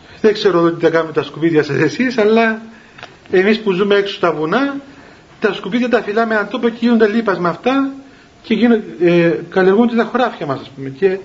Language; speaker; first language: Greek; native; Greek